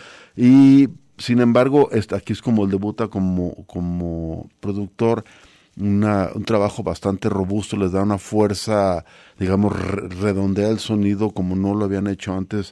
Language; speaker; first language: Spanish; native; Spanish